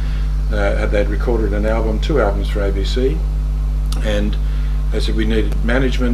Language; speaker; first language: English; native; English